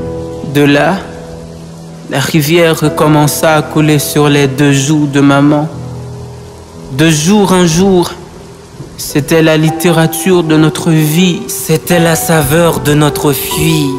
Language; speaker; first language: French; non-native, local second language; Haitian Creole